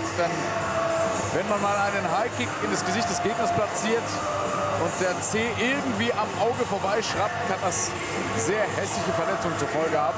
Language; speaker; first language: German; native; German